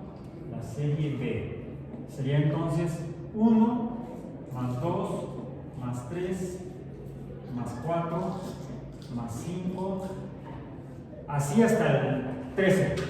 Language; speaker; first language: Spanish; native; Spanish